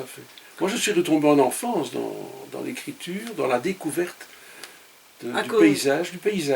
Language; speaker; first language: French; native; French